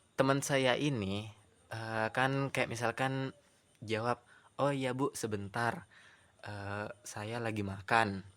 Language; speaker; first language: Indonesian; non-native, local second language; Madurese